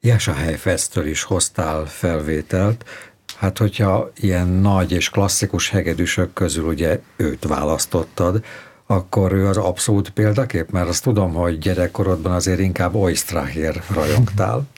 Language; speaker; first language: Hungarian; native; Hungarian